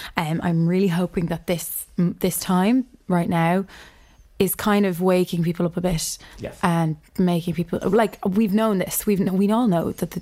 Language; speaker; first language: English; native; English